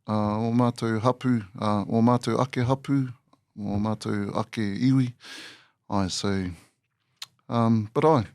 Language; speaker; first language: Māori; non-native, local second language; English